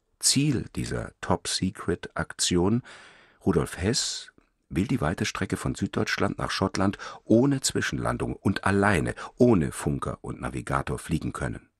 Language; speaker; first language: German; native; German